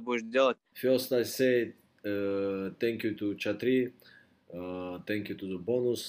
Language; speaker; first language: English; non-native, learner; Russian